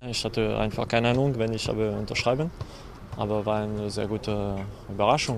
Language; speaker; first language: German; non-native, learner; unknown